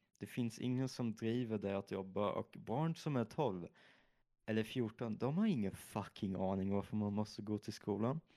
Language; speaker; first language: Swedish; early bilingual, other home language; German